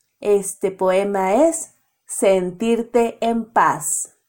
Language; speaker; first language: Spanish; native; Spanish